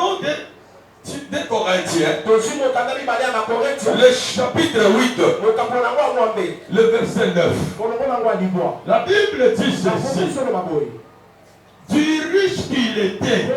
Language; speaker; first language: French; non-native, local second language; Lingala